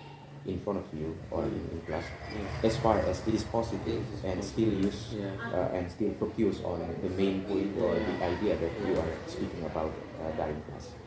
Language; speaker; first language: English; non-native, learner; Indonesian